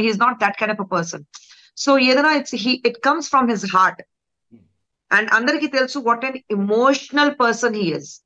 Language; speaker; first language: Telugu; non-native, fluent; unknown